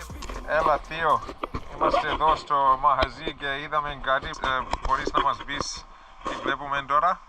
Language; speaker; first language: Greek; early bilingual, heritage; Greek